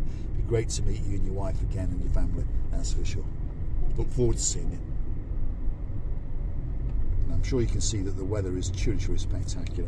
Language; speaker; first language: English; native; English